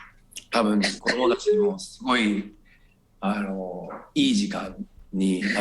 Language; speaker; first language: Japanese; non-native, fluent; Korean